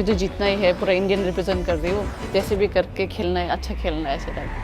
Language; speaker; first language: Hindi; non-native, local second language; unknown